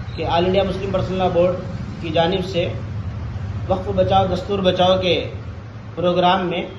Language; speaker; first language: Urdu; native; Urdu